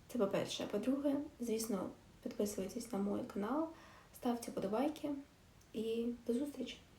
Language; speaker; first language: Ukrainian; non-native, local second language; Russian